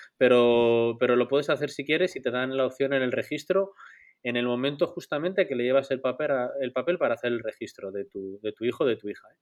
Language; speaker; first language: Spanish; native; Spanish